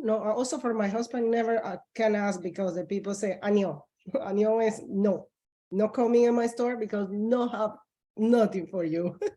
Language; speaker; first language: English; non-native, learner; Spanish